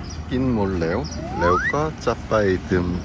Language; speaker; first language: Thai; non-native, learner; Korean